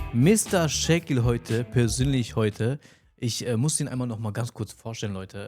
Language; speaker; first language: German; early bilingual, heritage; Romany